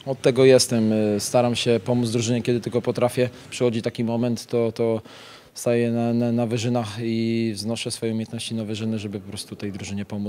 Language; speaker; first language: Polish; native; Polish